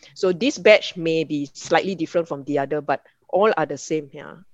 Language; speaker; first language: English; non-native, local second language; Min Nan Chinese